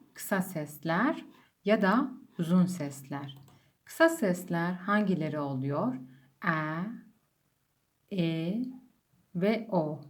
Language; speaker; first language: Turkish; non-native, fluent; Persian